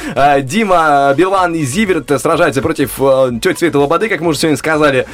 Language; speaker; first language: Russian; native; Russian